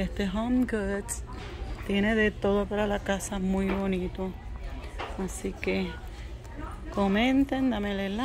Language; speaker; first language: Spanish; early bilingual, heritage; Spanish